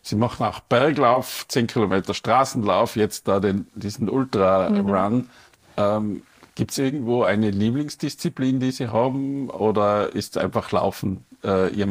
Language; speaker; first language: German; native; German